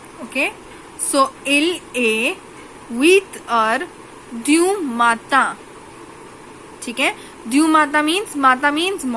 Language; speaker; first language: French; non-native, fluent; Hindi